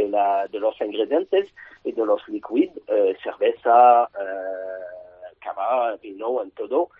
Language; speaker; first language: Spanish; non-native, learner; French